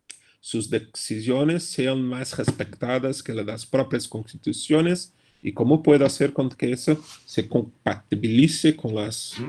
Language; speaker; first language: Spanish; non-native, fluent; Portuguese